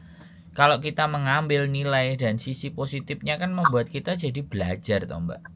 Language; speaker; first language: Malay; non-native, local second language; Javanese